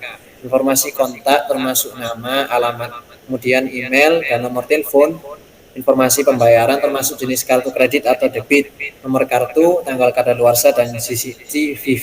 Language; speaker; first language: Indonesian; native; Indonesian